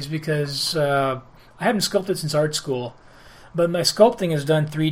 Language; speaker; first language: English; early bilingual, other home language; Greek